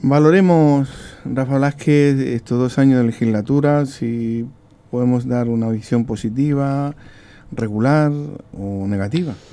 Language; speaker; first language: Spanish; native; Spanish